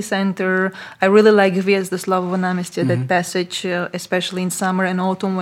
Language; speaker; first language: English; non-native, fluent; Latvian